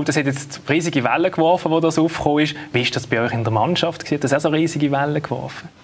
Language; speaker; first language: German; native; German